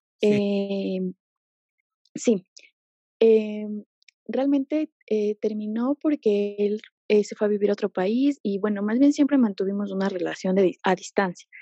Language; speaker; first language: Spanish; native; Spanish